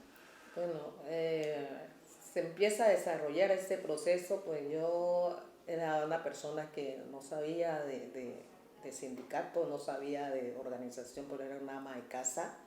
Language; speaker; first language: Spanish; native; Spanish